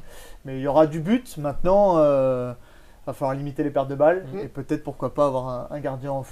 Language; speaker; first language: French; native; French